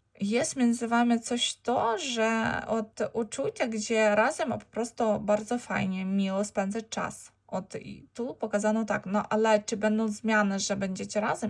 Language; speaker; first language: Polish; non-native, learner; Ukrainian